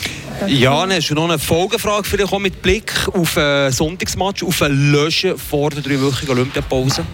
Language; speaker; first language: German; native; German